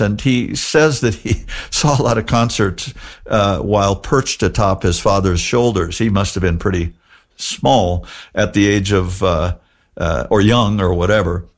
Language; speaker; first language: English; native; English